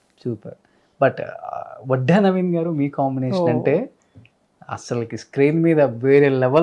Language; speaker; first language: Telugu; native; Telugu